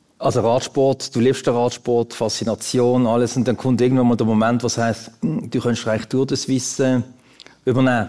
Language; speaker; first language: German; native; German